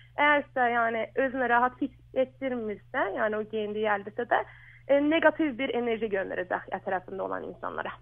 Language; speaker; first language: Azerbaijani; early bilingual, heritage; Azerbaijani